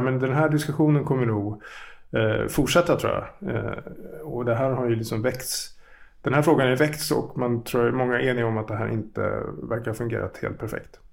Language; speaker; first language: Swedish; native; Swedish